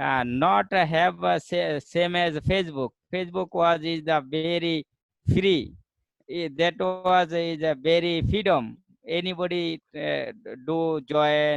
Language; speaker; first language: English; non-native, learner; Bangla